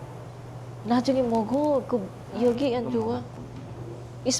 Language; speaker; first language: Korean; non-native, learner; Filipino